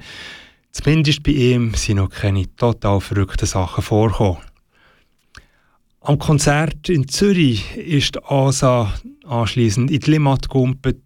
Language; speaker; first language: German; native; German